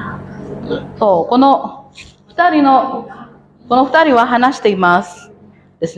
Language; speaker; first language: Japanese; non-native, fluent; Indonesian